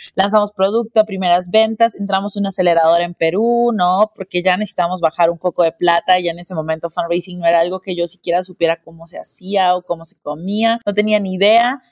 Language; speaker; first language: Spanish; native; Spanish